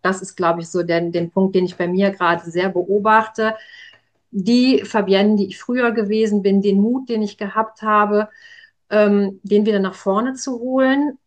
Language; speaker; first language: German; native; German